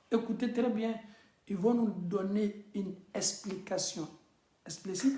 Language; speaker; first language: French; non-native, local second language; Bambara